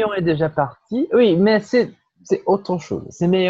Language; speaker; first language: French; non-native, fluent; Portuguese